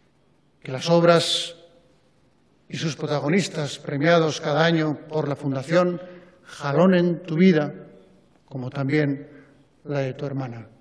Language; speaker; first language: Spanish; native; Spanish